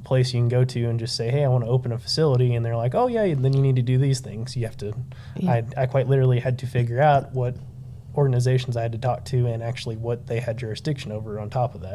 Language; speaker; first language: English; native; English